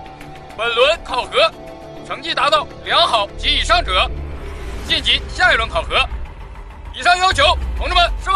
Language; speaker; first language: Chinese; native; Chinese